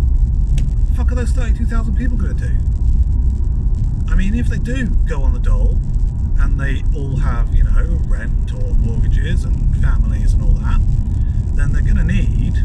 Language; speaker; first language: English; native; English